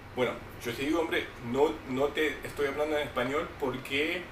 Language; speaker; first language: Spanish; non-native, learner; French